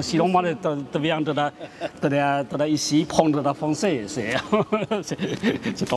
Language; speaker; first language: French; non-native, learner; Chinese